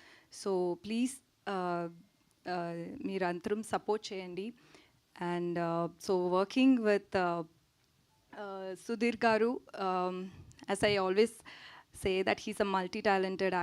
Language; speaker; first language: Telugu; non-native, learner; Tamil